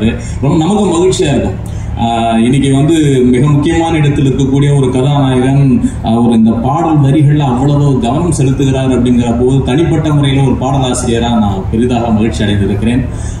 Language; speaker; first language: Tamil; native; Tamil